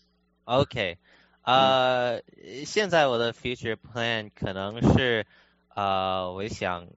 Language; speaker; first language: Chinese; early bilingual, heritage; Chinese